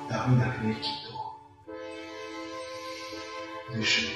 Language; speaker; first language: Russian; native; Russian